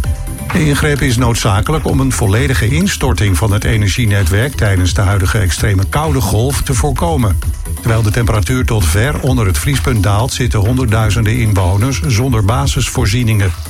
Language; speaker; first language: Dutch; native; Dutch